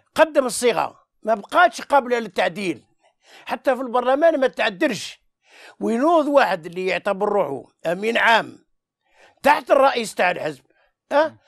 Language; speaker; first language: Arabic; native; Arabic